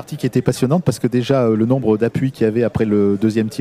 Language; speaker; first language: French; native; French